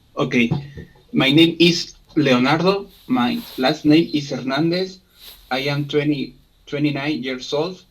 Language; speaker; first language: English; non-native, learner; Spanish